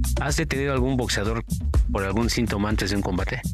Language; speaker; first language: Spanish; native; Spanish